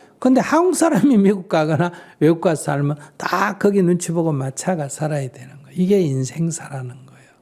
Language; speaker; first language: Korean; native; Korean